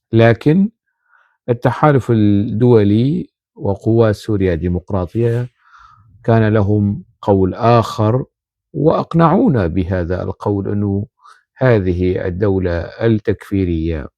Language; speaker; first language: Arabic; non-native, local second language; Kurdish